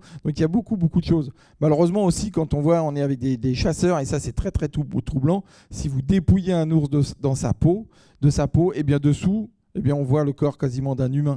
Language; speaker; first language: French; native; French